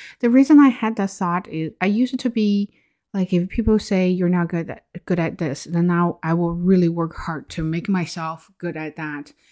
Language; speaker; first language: English; non-native, fluent; Chinese